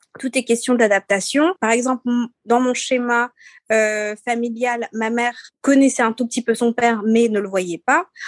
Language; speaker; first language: French; early bilingual, other home language; Seselwa Creole French